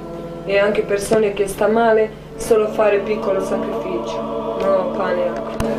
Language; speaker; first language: Italian; non-native, learner; Croatian